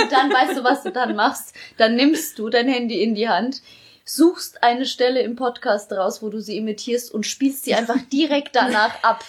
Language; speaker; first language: German; early bilingual, other home language; Polish